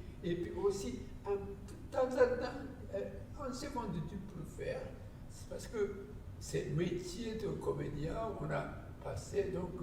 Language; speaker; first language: French; non-native, learner; Japanese